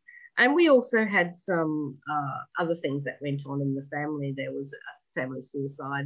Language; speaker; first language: English; native; English